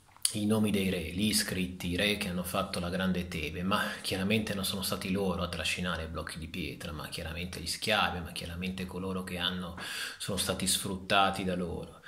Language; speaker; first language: Italian; native; Italian